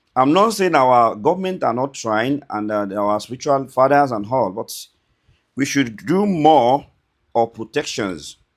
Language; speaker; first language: English; non-native, local second language; Yoruba